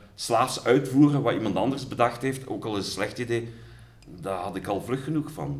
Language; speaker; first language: Dutch; native; Dutch